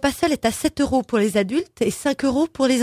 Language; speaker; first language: French; native; French